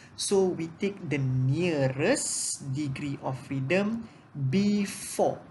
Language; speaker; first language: English; non-native, local second language; Malay